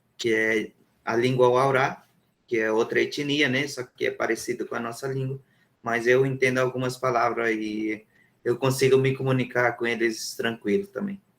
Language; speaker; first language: Portuguese; non-native, local second language; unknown